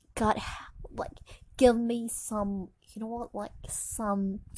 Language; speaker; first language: English; non-native, learner; Indonesian